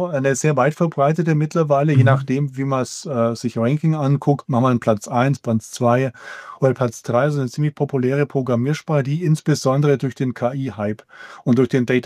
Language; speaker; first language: German; native; German